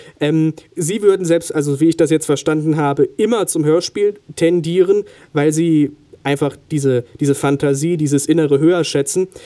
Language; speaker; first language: German; native; German